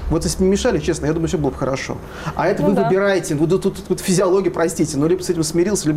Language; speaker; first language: Russian; native; Russian